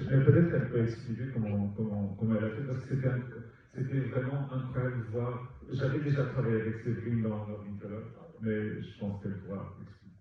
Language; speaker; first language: French; non-native, fluent; Portuguese